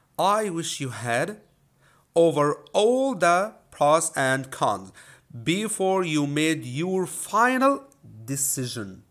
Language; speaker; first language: English; non-native, fluent; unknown